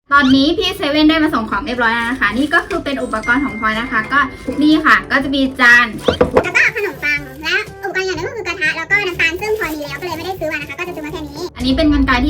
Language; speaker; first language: Thai; native; Thai